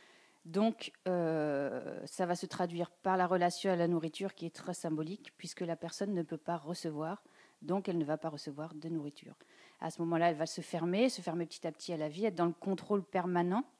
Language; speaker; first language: French; native; French